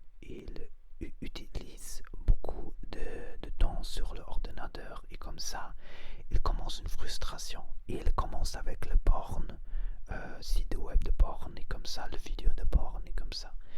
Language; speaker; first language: French; non-native, learner; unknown